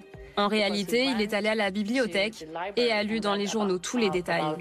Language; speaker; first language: French; native; French